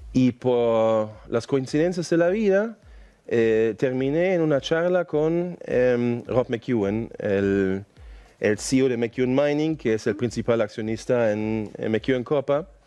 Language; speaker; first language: Spanish; non-native, fluent; German